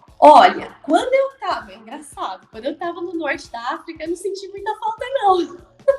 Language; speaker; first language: Portuguese; native; Portuguese